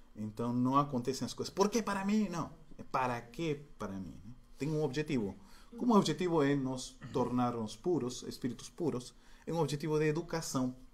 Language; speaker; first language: Portuguese; non-native, fluent; Spanish